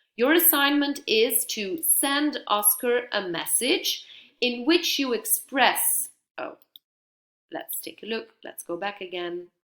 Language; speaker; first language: English; non-native, fluent; Dutch